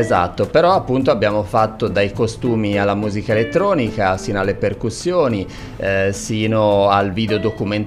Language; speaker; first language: Italian; native; Italian